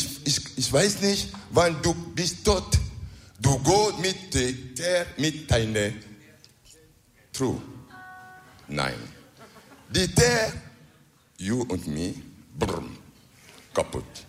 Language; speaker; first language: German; non-native, learner; French